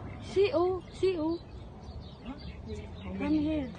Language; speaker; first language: English; non-native, local second language; Filipino